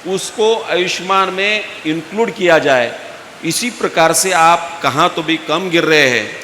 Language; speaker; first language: Hindi; non-native, local second language; Marathi